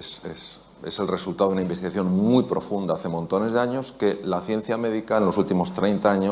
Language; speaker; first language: Spanish; native; Spanish